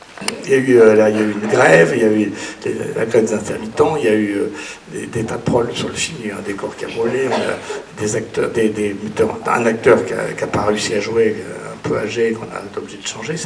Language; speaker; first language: French; native; French